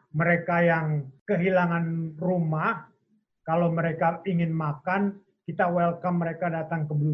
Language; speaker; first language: Indonesian; native; Indonesian